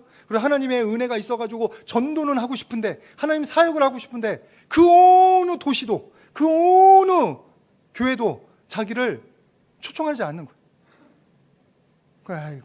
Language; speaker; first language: Korean; native; Korean